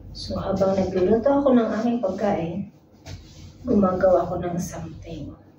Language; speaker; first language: Filipino; non-native, local second language; Bikol